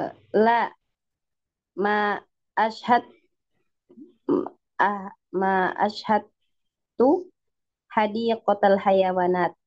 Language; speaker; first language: Arabic; non-native, learner; Indonesian